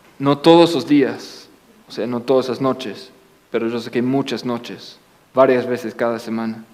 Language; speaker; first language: Spanish; non-native, fluent; English